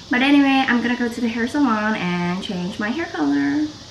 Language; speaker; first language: English; non-native, fluent; Korean